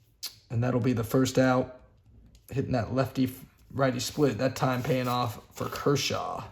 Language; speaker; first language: English; native; English